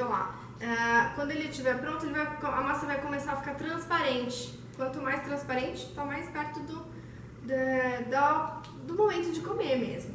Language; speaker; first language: Portuguese; native; Portuguese